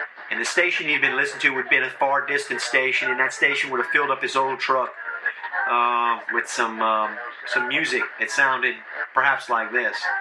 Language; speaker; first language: English; early bilingual, other home language; French